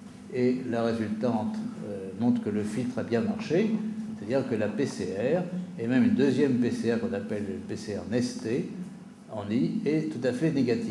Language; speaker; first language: French; native; French